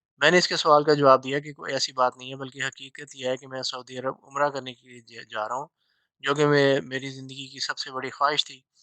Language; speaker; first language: Urdu; native; Urdu